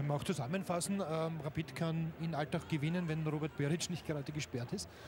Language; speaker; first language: German; native; German